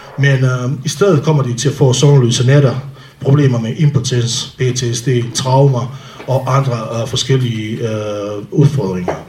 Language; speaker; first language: Danish; non-native, fluent; Bosnian